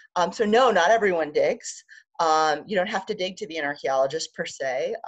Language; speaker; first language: English; native; English